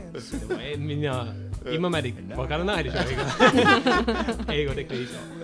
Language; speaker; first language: Japanese; non-native, fluent; English